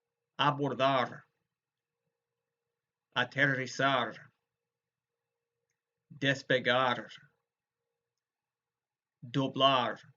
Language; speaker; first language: Spanish; non-native, fluent; English